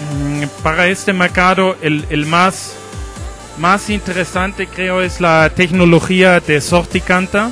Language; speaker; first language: Spanish; non-native, fluent; German